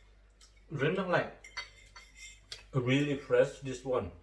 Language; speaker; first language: English; non-native, learner; Indonesian